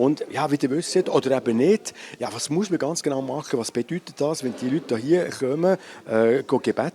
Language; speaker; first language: German; non-native, local second language; French